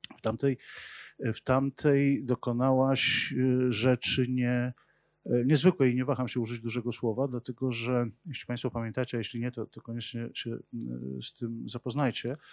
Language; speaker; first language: Polish; native; Polish